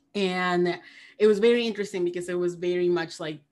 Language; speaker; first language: English; early bilingual, other home language; Spanish